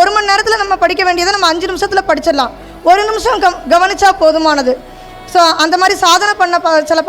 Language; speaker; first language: Tamil; native; Tamil